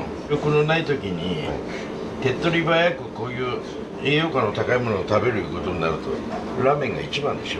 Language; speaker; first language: Japanese; native; Japanese